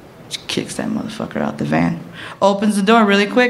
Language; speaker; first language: English; early bilingual, other home language; Spanish